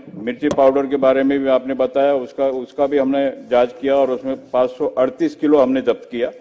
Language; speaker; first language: Hindi; non-native, local second language; Marathi